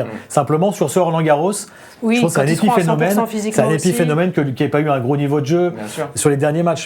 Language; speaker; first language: French; native; French